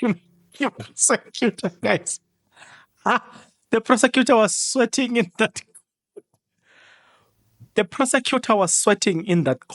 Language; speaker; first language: English; non-native, local second language; Zulu